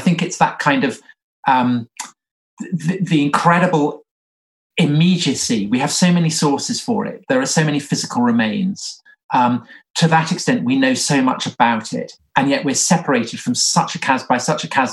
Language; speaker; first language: English; native; English